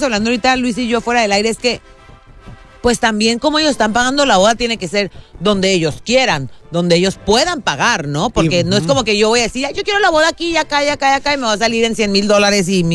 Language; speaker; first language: Spanish; early bilingual, heritage; Spanish